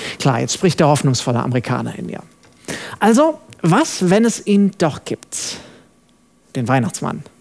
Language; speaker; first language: German; non-native, fluent; English